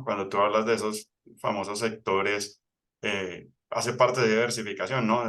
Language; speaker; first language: Spanish; native; Spanish